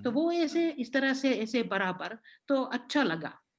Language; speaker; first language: Hindi; non-native, fluent; Finnish